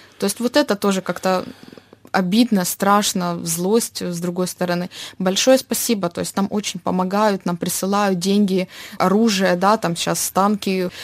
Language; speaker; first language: Russian; native; Russian